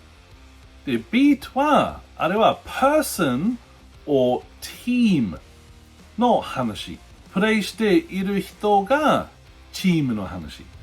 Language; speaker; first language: Japanese; non-native, fluent; English